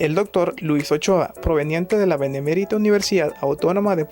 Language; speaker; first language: Spanish; native; Spanish